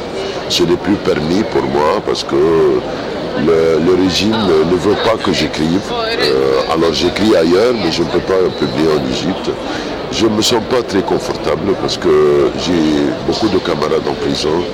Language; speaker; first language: French; non-native, fluent; Arabic